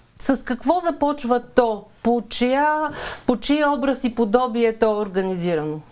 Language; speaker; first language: Bulgarian; native; Bulgarian